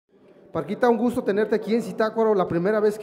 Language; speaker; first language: Spanish; native; Spanish